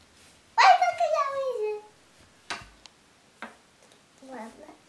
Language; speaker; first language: Russian; early bilingual, heritage; Russian